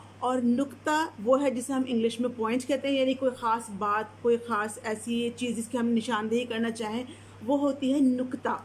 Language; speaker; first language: Urdu; native; Urdu